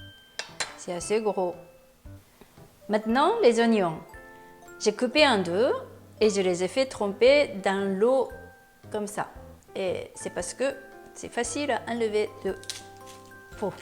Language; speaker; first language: French; non-native, fluent; Japanese